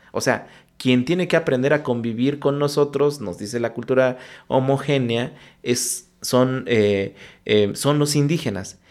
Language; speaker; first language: Spanish; non-native, local second language; Mixtepec Mixtec